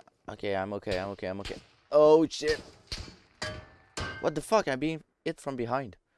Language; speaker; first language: English; non-native, fluent; French